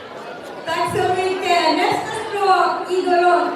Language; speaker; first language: Swedish; non-native, fluent; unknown